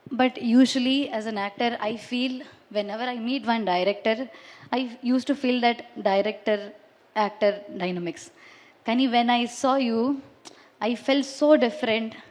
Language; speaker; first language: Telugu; non-native, learner; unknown